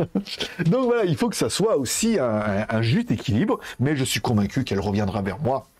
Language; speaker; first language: French; native; French